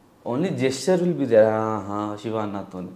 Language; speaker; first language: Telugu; non-native, local second language; Hindi